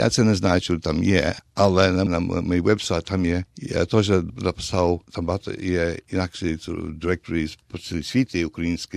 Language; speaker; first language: Ukrainian; early bilingual, heritage; Ukrainian